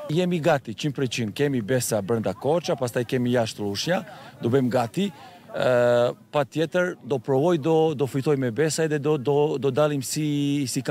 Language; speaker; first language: Albanian; non-native, learner; Serbian